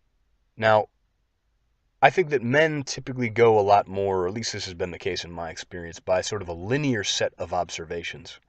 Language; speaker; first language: English; native; English